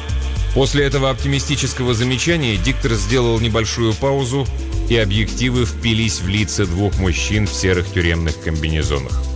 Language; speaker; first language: Russian; native; Russian